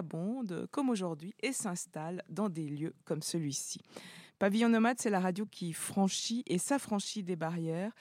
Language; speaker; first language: French; native; French